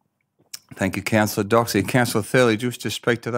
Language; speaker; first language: English; native; English